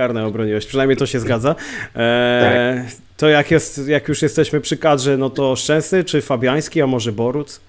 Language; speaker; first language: Polish; native; Polish